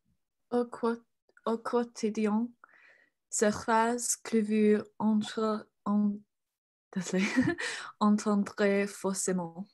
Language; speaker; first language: French; non-native, learner; English